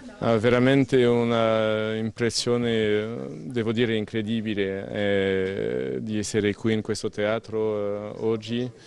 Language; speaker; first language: Italian; non-native, fluent; French